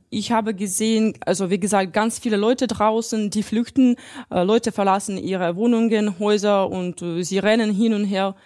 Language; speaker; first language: German; non-native, fluent; Russian